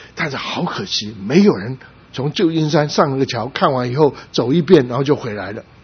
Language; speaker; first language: Chinese; non-native, local second language; Cantonese